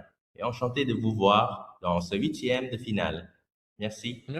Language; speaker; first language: French; non-native, fluent; Vietnamese